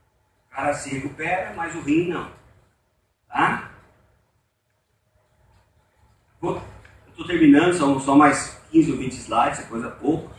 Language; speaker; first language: Portuguese; native; Portuguese